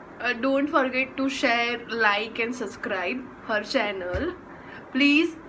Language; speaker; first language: Hindi; non-native, local second language; Gujarati